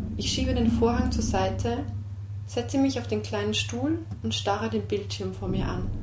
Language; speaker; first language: German; non-native, fluent; Georgian